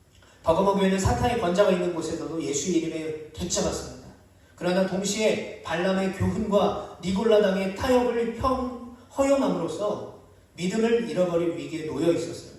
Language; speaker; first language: Korean; native; Korean